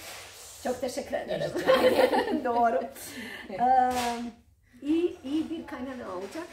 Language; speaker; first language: Turkish; non-native, learner; Croatian